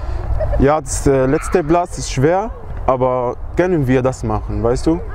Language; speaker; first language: German; non-native, learner; Arabic